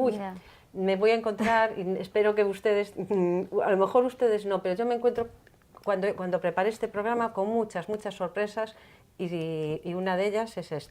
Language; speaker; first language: Spanish; native; Spanish